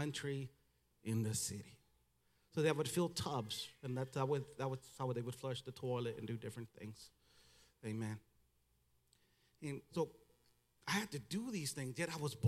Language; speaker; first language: English; early bilingual, other home language; Spanish